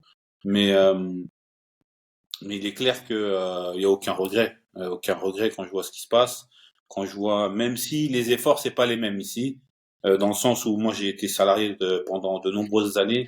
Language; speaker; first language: French; early bilingual, other home language; Turkish